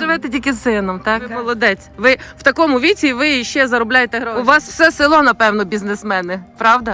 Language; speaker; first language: Ukrainian; native; Ukrainian